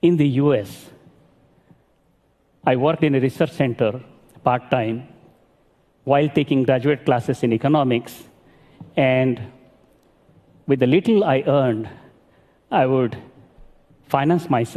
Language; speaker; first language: English; non-native, local second language; Odia